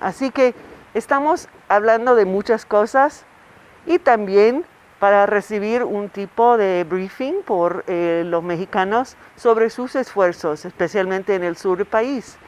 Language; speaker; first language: Spanish; non-native, fluent; English